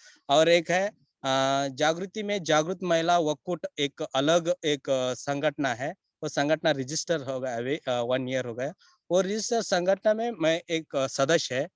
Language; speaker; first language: Hindi; non-native, local second language; Kannada